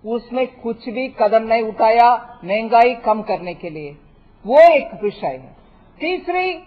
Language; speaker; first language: Hindi; non-native, local second language; Tamil